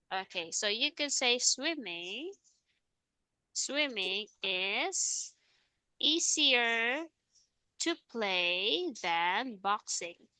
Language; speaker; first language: English; non-native, fluent; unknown